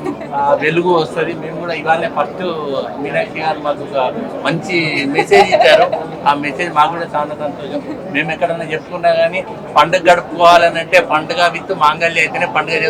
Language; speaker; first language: Telugu; native; Telugu